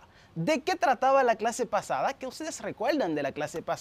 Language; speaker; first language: Spanish; non-native, fluent; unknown